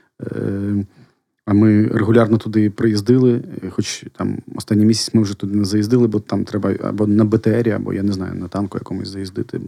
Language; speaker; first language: Ukrainian; non-native, local second language; Russian